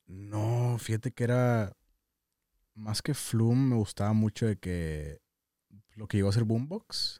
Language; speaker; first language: Spanish; early bilingual, heritage; English